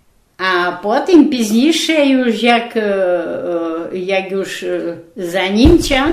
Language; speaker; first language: Polish; non-native, local second language; Rusyn